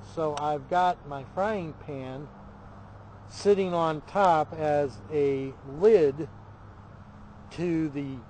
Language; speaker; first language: English; native; English